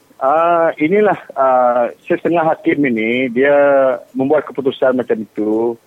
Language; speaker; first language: Malay; non-native, local second language; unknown